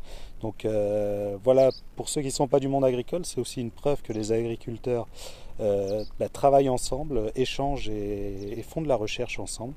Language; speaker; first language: French; native; French